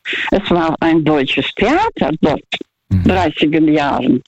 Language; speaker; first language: German; non-native, fluent; Russian